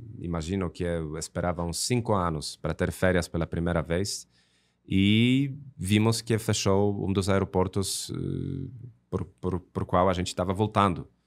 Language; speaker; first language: Portuguese; non-native, fluent; Polish